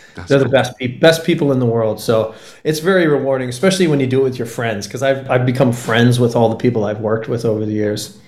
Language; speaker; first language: English; native; English